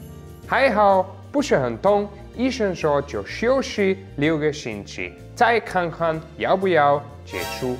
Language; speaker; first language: Chinese; non-native, fluent; German